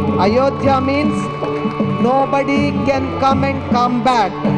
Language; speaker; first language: English; non-native, local second language; Telugu